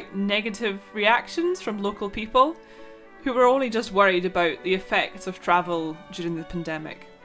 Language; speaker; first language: English; non-native, local second language; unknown